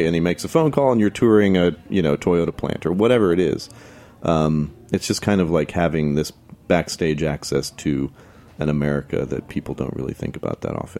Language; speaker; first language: English; native; English